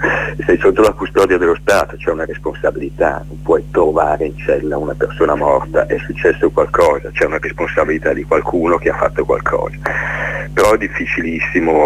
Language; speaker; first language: Italian; native; Italian